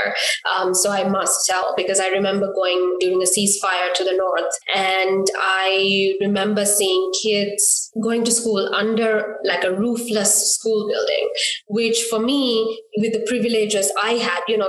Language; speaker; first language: English; non-native, local second language; Sinhala